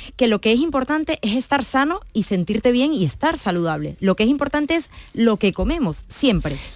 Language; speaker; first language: Spanish; native; Spanish